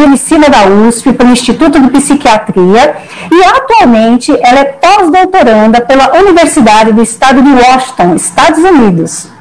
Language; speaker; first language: Portuguese; native; Portuguese